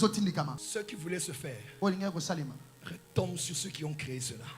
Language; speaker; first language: French; non-native, local second language; Lingala